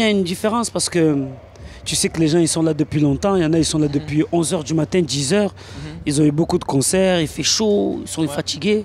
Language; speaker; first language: French; native; French